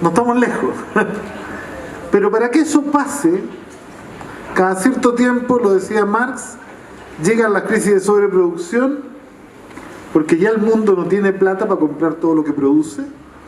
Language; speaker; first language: Spanish; native; Spanish